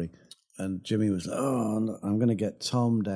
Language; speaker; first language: English; native; English